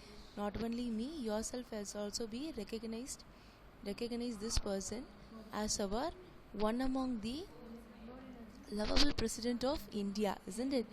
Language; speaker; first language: English; non-native, local second language; Tamil